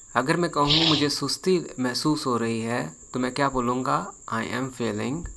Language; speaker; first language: Urdu; native; Urdu